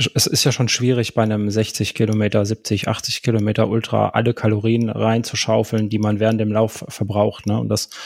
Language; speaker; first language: German; native; German